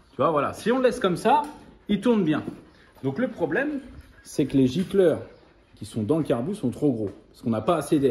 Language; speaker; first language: French; native; French